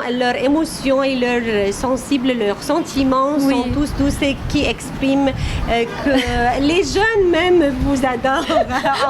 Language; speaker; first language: French; non-native, fluent; Arabic